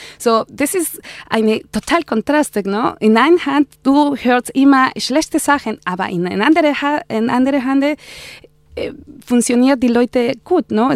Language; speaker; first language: German; non-native, learner; Spanish